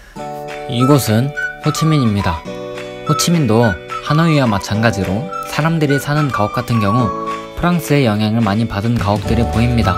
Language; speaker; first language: Korean; native; Korean